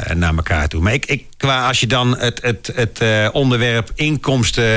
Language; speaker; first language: Dutch; native; Dutch